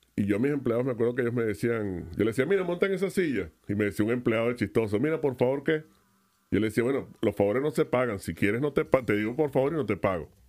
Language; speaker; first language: Spanish; native; Spanish